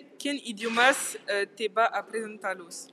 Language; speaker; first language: Spanish; non-native, learner; French